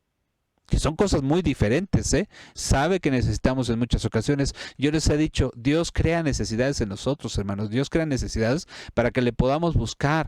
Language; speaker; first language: Spanish; native; Spanish